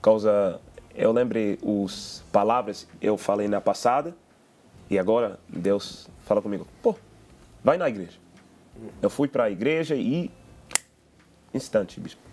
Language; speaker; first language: Portuguese; non-native, learner; English